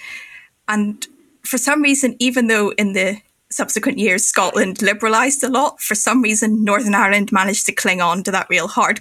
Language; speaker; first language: English; native; English